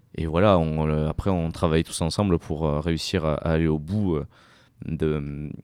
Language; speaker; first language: French; native; French